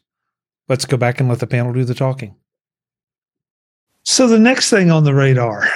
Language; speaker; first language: English; native; English